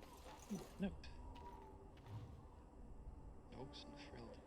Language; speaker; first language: English; native; English